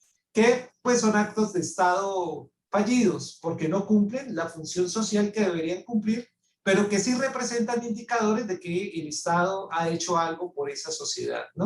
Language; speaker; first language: Spanish; native; Spanish